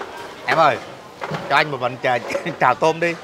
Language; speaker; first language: Vietnamese; native; Vietnamese